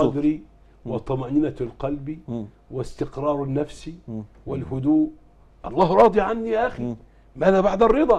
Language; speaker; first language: Arabic; native; Arabic